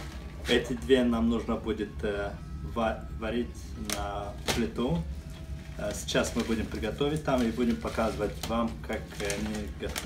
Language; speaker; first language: Russian; non-native, fluent; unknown